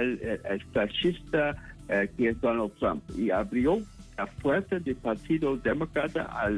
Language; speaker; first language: Spanish; non-native, fluent; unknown